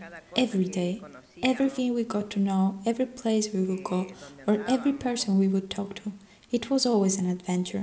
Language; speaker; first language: English; early bilingual, other home language; Spanish